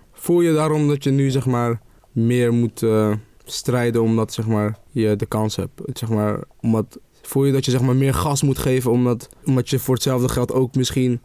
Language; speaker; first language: Dutch; early bilingual, other home language; Arabic